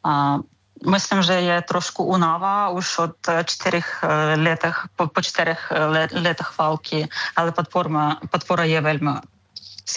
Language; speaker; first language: Czech; non-native, learner; Ukrainian